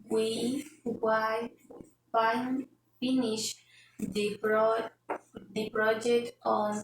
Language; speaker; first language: English; non-native, learner; Spanish